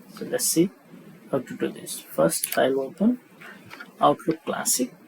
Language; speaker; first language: English; non-native, local second language; Nepali